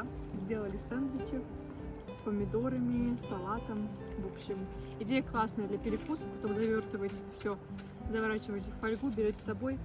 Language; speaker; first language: Russian; native; Russian